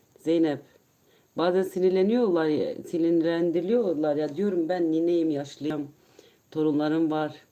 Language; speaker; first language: Turkish; native; Turkish